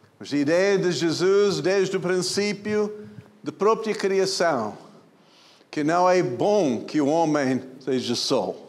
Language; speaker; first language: Portuguese; non-native, fluent; English